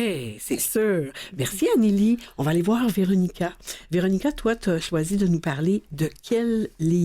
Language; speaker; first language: French; native; French